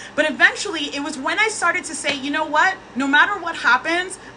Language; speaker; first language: English; native; English